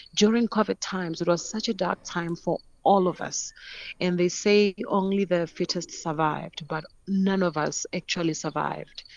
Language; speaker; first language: English; non-native, local second language; Northern Sotho